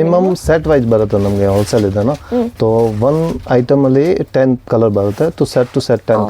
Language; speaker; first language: Kannada; non-native, local second language; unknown